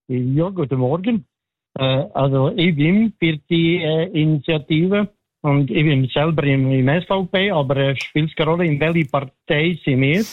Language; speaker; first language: German; non-native, learner; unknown